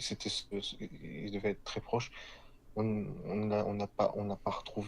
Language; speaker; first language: French; native; French